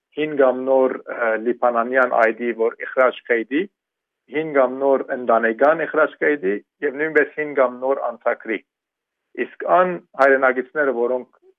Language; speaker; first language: Armenian; early bilingual, heritage; Armenian